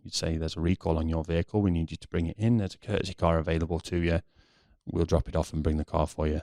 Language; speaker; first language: English; native; English